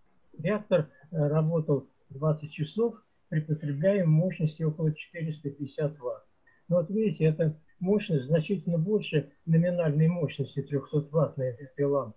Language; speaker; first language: Russian; native; Russian